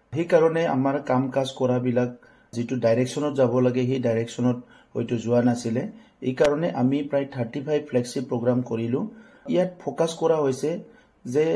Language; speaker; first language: Assamese; non-native, local second language; Bodo